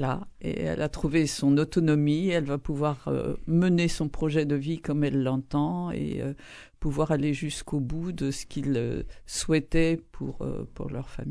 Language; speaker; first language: French; native; French